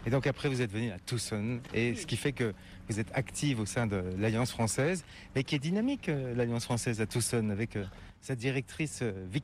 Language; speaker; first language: French; native; French